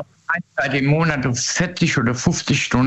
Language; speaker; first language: German; native; German